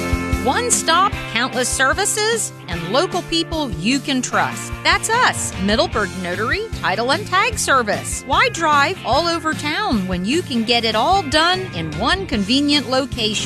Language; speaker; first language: English; native; English